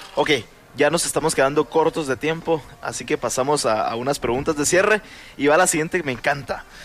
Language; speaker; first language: Spanish; native; Spanish